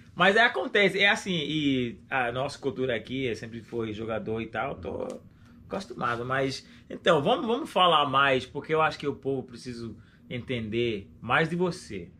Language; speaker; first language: Portuguese; non-native, fluent; English